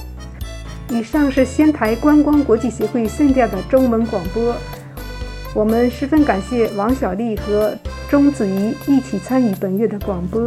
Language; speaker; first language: Chinese; native; Chinese